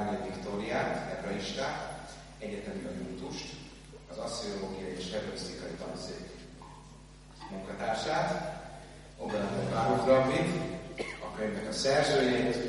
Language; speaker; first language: Hungarian; native; Hungarian